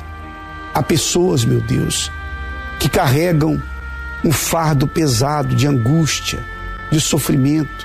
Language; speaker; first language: Portuguese; native; Portuguese